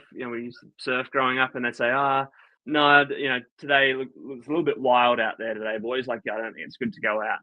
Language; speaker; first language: English; native; English